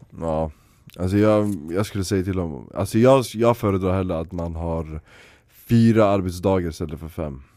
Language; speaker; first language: Swedish; early bilingual, other home language; Arabic